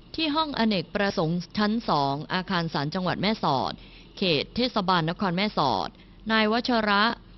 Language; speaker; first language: Thai; native; Thai